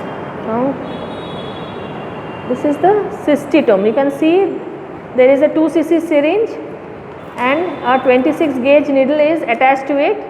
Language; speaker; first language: English; non-native, local second language; Bangla